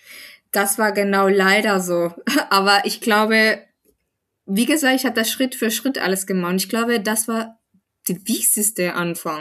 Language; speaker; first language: German; non-native, fluent; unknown